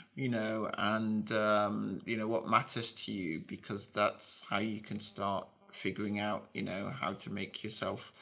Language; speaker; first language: English; native; English